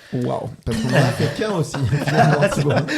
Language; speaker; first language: French; native; French